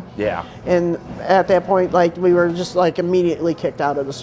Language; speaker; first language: English; native; English